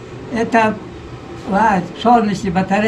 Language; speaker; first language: Russian; non-native, learner; Tajik